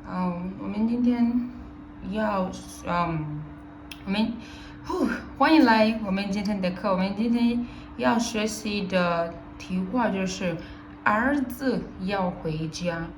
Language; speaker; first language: Chinese; non-native, learner; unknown